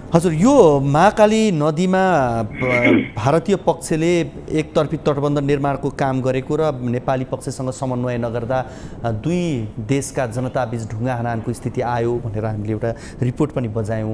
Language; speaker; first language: Nepali; native; Nepali